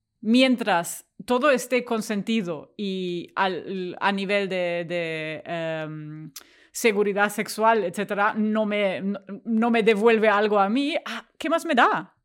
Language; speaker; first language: Spanish; non-native, fluent; German